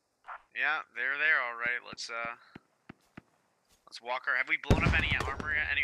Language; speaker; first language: English; native; English